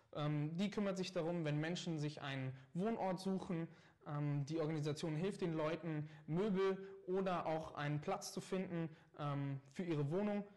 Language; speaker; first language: German; native; German